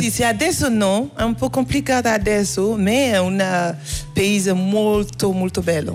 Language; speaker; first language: Italian; non-native, learner; Bambara